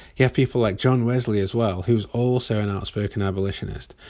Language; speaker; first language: English; native; English